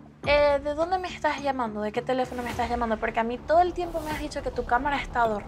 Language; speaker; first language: Spanish; native; Spanish